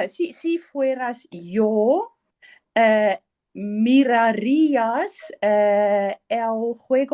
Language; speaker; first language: Spanish; non-native, learner; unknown